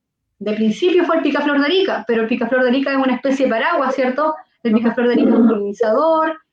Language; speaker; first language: Spanish; native; Spanish